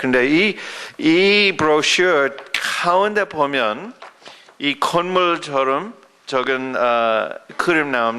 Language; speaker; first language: Korean; early bilingual, other home language; English